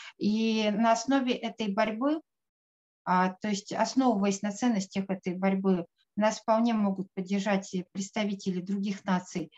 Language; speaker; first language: Russian; native; Russian